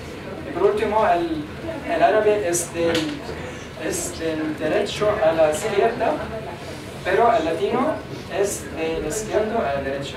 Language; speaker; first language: Spanish; non-native, learner; Arabic